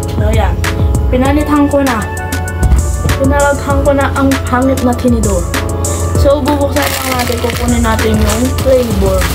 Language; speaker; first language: Filipino; non-native, local second language; Pampanga